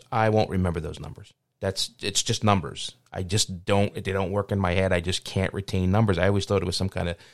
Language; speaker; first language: English; native; English